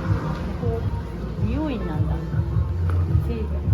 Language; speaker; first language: Japanese; native; Japanese